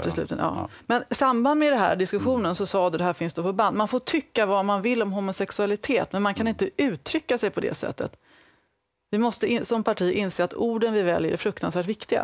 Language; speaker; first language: Swedish; native; Swedish